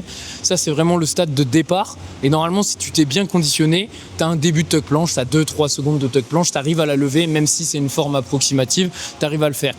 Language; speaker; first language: French; native; French